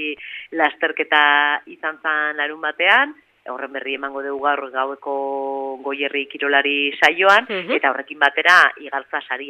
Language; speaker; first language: Basque; native; Basque